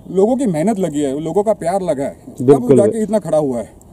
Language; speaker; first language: Hindi; non-native, local second language; Marathi